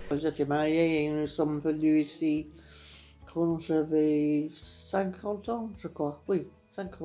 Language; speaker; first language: French; non-native, fluent; English